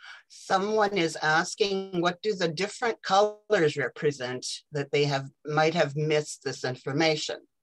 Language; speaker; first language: English; early bilingual, other home language; Ukrainian